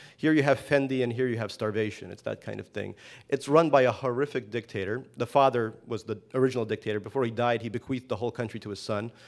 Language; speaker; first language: English; non-native, fluent; Russian